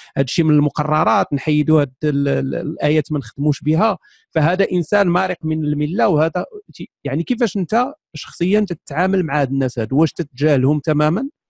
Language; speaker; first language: Arabic; native; Arabic